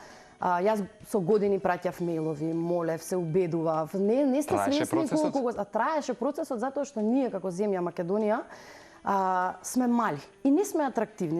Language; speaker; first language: Macedonian; native; Macedonian